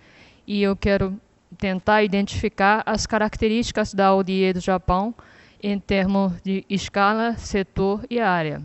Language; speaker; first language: Portuguese; non-native, fluent; Japanese